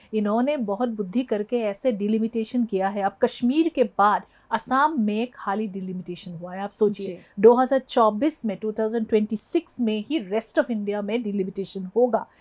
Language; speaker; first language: Hindi; non-native, local second language; Assamese